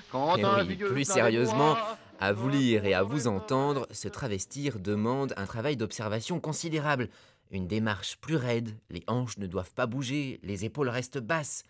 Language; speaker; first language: French; native; French